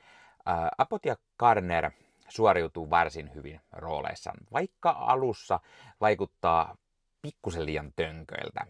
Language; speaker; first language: Finnish; native; Finnish